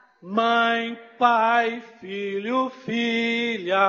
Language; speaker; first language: Portuguese; non-native, fluent; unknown